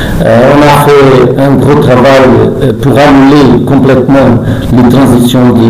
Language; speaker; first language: French; non-native, learner; Portuguese